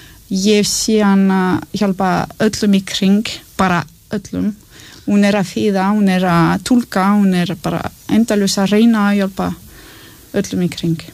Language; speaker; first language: Icelandic; non-native, learner; French